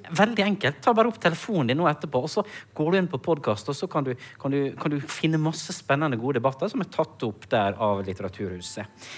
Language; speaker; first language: Norwegian; native; Norwegian